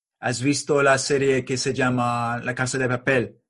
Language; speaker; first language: Spanish; non-native, learner; English